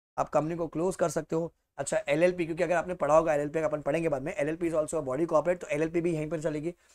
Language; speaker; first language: Hindi; native; Hindi